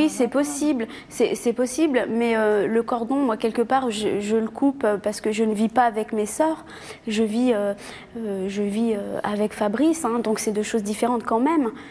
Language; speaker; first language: French; native; French